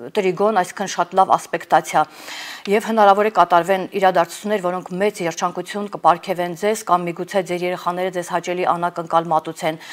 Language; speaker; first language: Armenian; native; Armenian